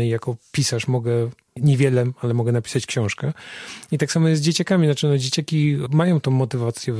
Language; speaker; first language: Polish; native; Polish